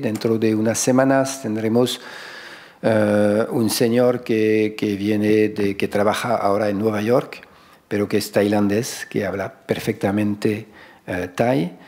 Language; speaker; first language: Spanish; non-native, fluent; French